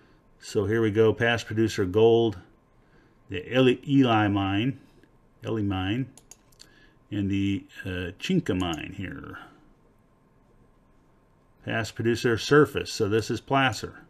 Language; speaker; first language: English; native; English